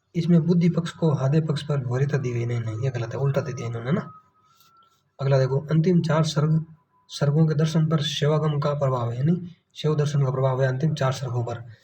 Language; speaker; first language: Hindi; native; Hindi